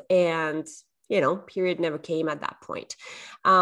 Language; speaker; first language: English; non-native, fluent; French